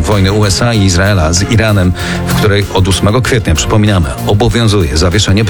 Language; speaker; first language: Polish; native; Polish